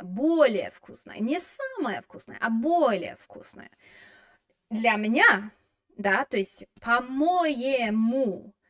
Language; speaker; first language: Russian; non-native, fluent; English